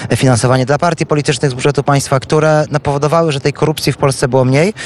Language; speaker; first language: Polish; native; Polish